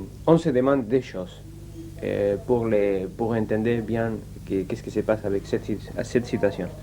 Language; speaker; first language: French; non-native, learner; Spanish